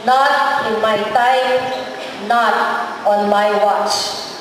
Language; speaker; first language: English; non-native, local second language; Filipino